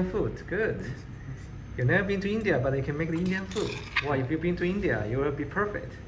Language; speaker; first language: English; non-native, learner; Chinese